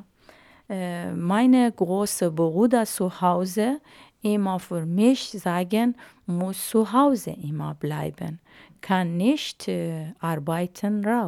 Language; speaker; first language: German; non-native, learner; Arabic